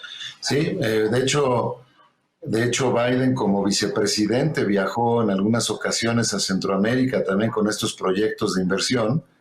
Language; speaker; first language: Spanish; native; Spanish